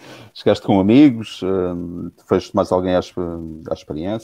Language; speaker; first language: Portuguese; native; Portuguese